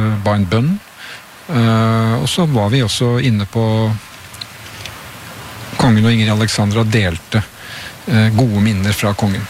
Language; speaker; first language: Norwegian; native; Norwegian